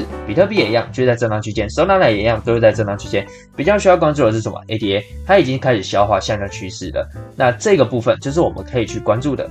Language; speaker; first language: Chinese; native; Chinese